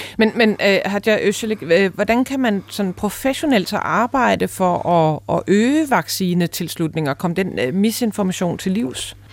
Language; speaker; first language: Danish; native; Danish